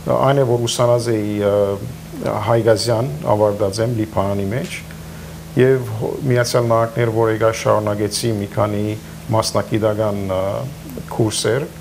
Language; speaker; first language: Armenian; native; Armenian